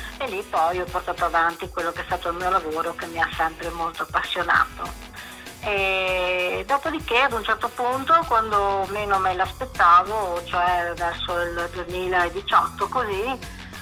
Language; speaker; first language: Italian; native; Italian